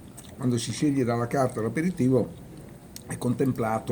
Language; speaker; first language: Italian; native; Italian